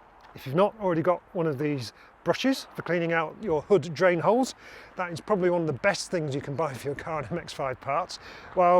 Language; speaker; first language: English; native; English